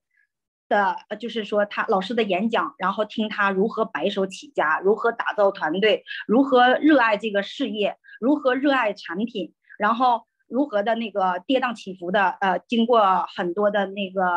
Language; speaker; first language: Chinese; native; Chinese